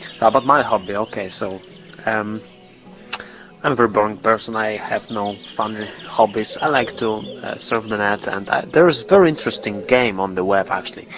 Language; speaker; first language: English; non-native, learner; Polish